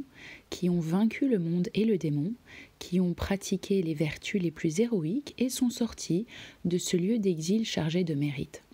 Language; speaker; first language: French; native; French